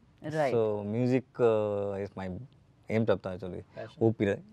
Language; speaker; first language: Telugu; non-native, learner; Kannada